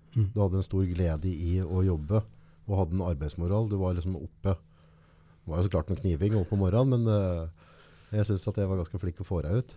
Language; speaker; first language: Norwegian; native; Norwegian